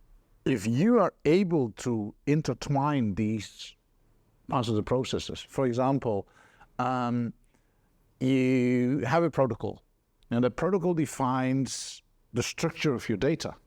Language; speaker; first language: English; non-native, fluent; Dutch